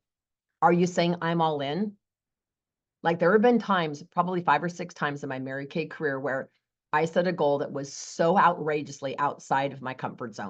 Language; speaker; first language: English; native; English